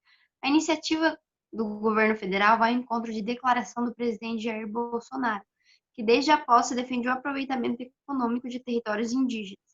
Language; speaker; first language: Portuguese; native; Portuguese